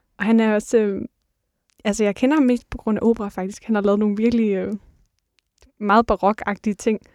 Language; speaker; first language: Danish; native; Danish